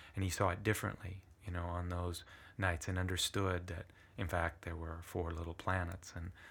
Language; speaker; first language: English; early bilingual, other home language; Italian